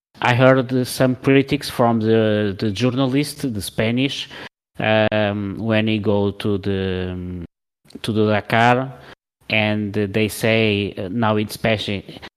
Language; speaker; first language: English; non-native, learner; Portuguese